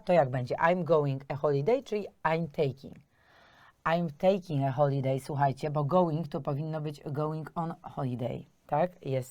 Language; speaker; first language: English; non-native, fluent; Polish